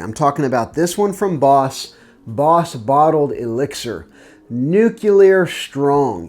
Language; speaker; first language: English; native; English